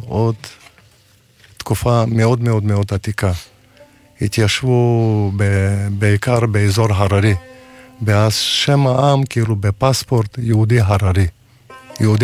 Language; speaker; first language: Hebrew; non-native, fluent; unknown